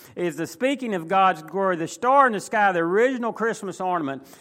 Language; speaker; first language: English; native; English